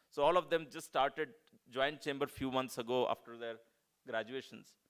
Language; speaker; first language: English; non-native, local second language; Marathi